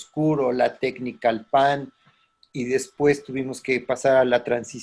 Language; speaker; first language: Spanish; native; Spanish